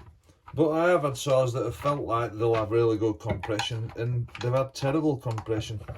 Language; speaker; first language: English; native; English